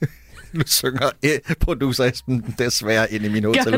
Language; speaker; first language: Danish; native; Danish